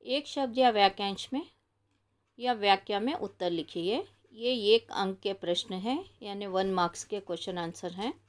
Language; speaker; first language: Hindi; non-native, local second language; Kannada